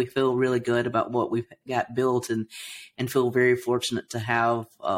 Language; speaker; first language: English; native; English